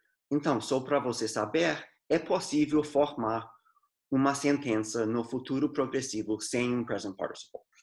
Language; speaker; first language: Portuguese; non-native, fluent; English